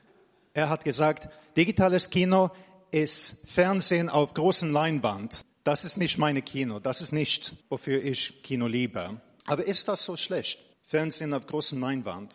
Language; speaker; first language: German; non-native, fluent; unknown